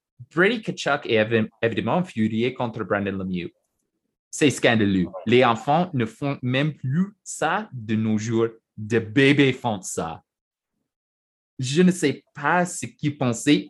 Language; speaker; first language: French; non-native, learner; English